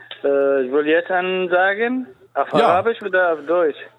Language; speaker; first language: German; non-native, learner; Arabic